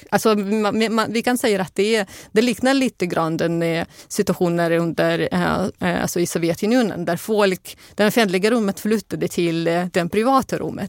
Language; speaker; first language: Swedish; non-native, fluent; Russian